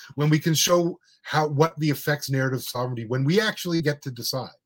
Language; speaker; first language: English; native; English